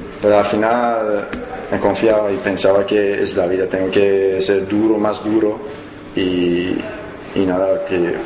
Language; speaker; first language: Spanish; non-native, learner; Persian